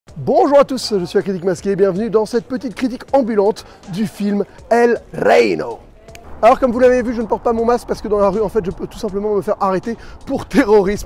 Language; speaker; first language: French; native; French